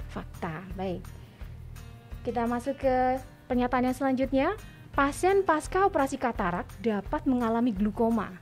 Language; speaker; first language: Indonesian; native; Indonesian